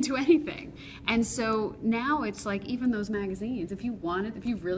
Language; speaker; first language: English; native; English